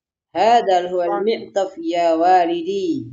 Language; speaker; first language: Arabic; non-native, fluent; Indonesian